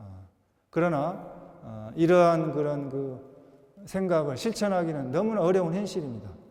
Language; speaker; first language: Korean; native; Korean